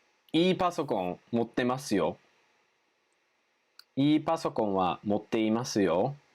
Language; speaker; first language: Japanese; non-native, fluent; English